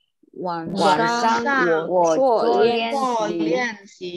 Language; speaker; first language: Chinese; non-native, learner; Indonesian